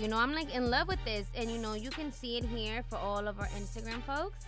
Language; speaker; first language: English; early bilingual, other home language; Spanish